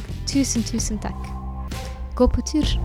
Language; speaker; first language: Norwegian; non-native, learner; Arabic